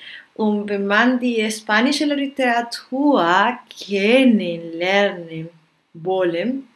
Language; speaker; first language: German; non-native, learner; Spanish